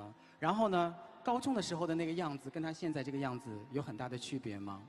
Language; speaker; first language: Chinese; native; Chinese